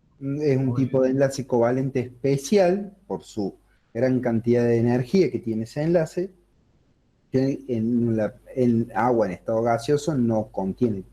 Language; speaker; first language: Spanish; native; Spanish